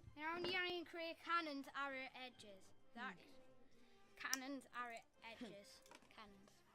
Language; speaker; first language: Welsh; non-native, local second language; English